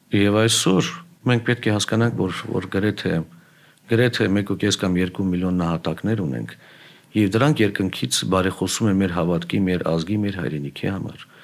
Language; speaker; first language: Armenian; native; Armenian